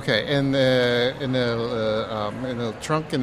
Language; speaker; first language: Spanish; early bilingual, heritage; English